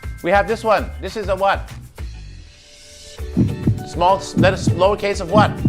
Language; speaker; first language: English; early bilingual, other home language; Thai